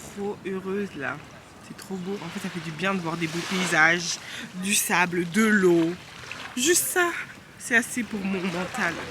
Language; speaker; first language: French; native; French